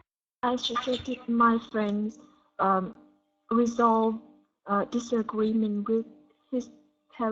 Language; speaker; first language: English; non-native, learner; Vietnamese